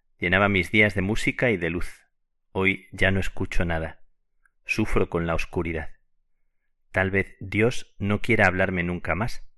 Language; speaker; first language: Spanish; native; Spanish